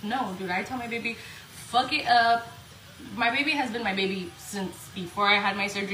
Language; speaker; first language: English; early bilingual, other home language; Spanish